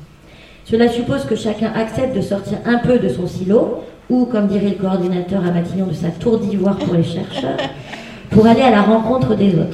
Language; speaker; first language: French; native; French